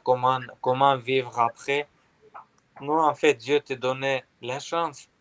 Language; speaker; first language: French; non-native, learner; Armenian